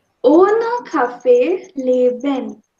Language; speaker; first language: German; non-native, fluent; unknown